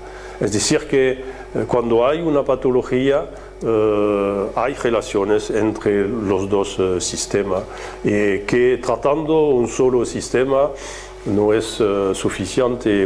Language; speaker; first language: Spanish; non-native, fluent; French